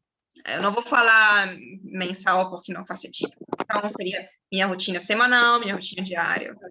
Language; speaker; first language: Portuguese; non-native, fluent; German